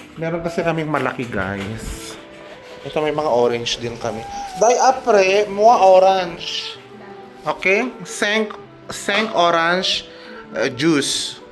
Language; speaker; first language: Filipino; non-native, local second language; Cebuano